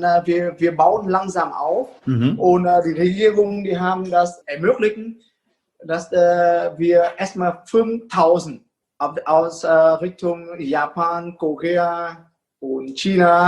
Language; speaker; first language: German; non-native, fluent; Vietnamese